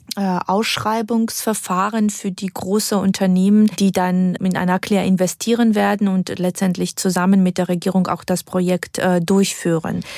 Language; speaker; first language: German; non-native, fluent; Georgian